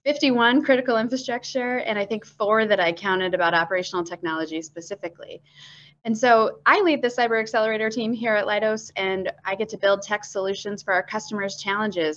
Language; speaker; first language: English; native; English